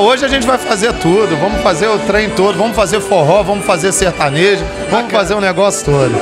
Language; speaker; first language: Portuguese; native; Portuguese